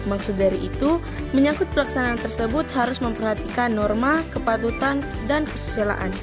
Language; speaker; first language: Indonesian; native; Indonesian